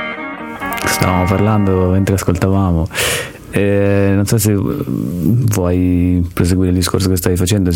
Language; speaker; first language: Italian; native; Italian